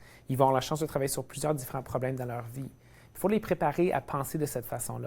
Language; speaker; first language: French; native; French